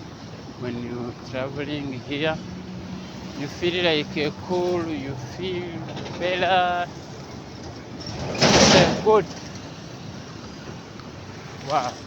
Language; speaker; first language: English; non-native, learner; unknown